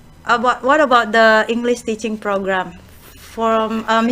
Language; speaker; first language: English; non-native, fluent; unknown